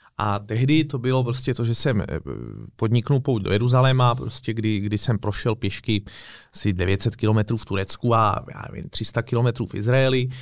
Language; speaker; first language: Czech; native; Czech